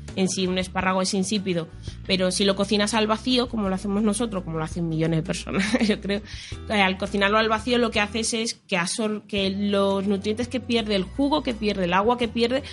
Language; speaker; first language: Spanish; native; Spanish